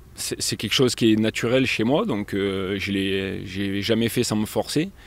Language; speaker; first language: French; native; French